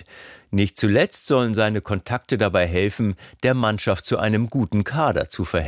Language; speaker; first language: German; native; German